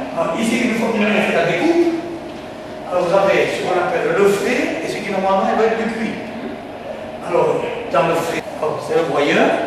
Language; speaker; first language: French; native; French